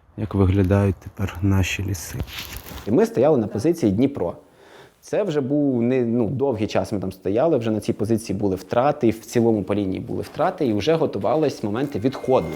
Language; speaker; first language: Ukrainian; non-native, local second language; Russian